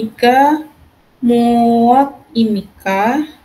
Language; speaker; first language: Korean; non-native, learner; Indonesian